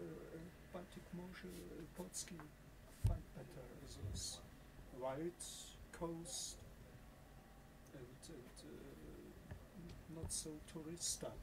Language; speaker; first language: English; non-native, learner; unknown